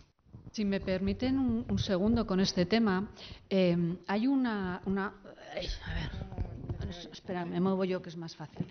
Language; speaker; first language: Spanish; native; Spanish